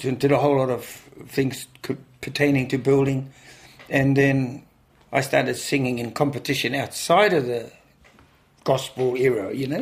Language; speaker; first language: English; native; English